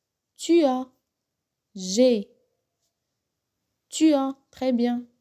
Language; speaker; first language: French; non-native, local second language; Arabic